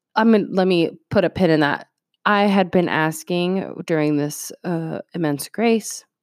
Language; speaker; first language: English; early bilingual, other home language; Spanish